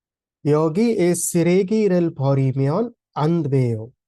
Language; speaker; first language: Korean; non-native, fluent; Hindi